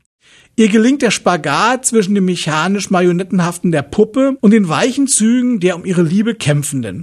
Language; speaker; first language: German; native; German